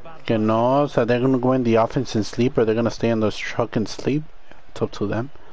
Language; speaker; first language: English; early bilingual, other home language; Spanish